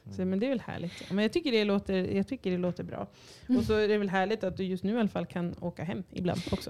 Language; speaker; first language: Swedish; native; Swedish